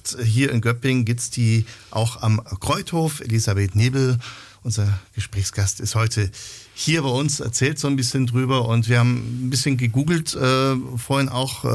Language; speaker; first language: German; native; German